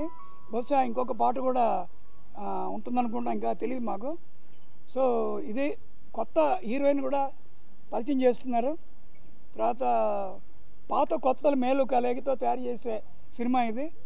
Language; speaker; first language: Telugu; native; Telugu